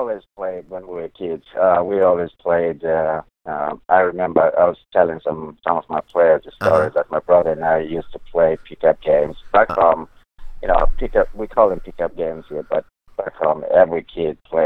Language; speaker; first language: English; non-native, local second language; North Ndebele